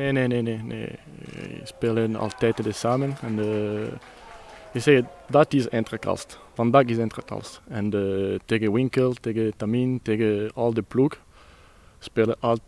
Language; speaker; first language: Dutch; non-native, learner; French